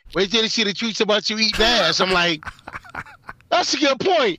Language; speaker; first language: English; native; English